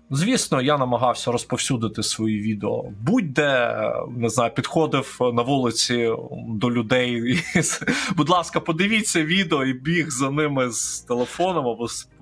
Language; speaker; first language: Ukrainian; non-native, local second language; Russian